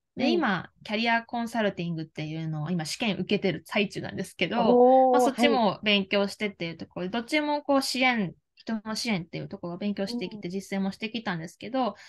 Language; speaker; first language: Japanese; native; Japanese